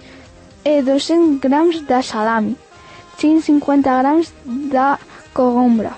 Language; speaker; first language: Catalan; early bilingual, other home language; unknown